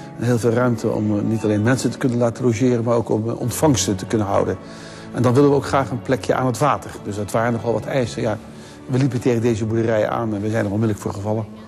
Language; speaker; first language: Dutch; native; Dutch